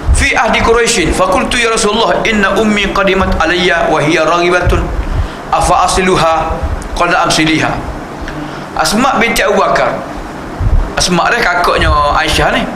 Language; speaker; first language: Malay; native; Malay